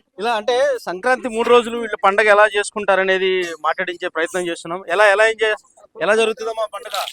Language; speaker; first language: Telugu; native; Telugu